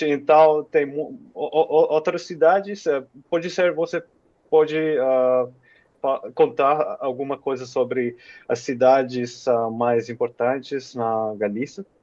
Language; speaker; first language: Portuguese; non-native, fluent; Finnish